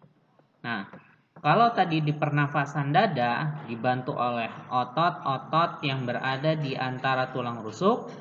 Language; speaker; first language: Indonesian; native; Indonesian